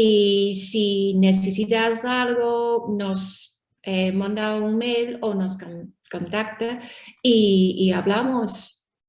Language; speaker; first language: Spanish; non-native, learner; Chinese